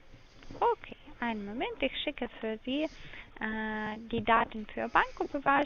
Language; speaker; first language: German; non-native, learner; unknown